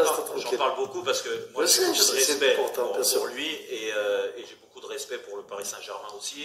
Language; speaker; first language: French; native; French